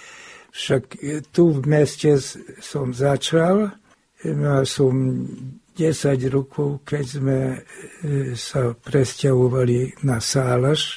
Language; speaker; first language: Slovak; early bilingual, heritage; Hungarian